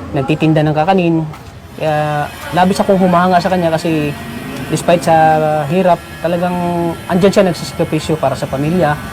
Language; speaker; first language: Filipino; non-native, local second language; Cebuano